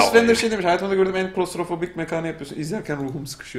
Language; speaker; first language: Turkish; native; Turkish